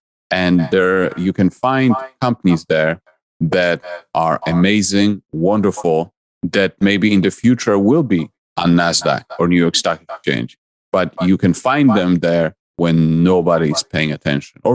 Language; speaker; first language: English; non-native, fluent; Polish